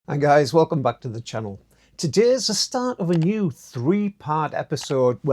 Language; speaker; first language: English; native; English